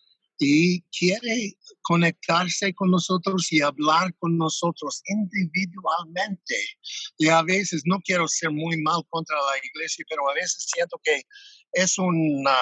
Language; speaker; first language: Spanish; non-native, fluent; English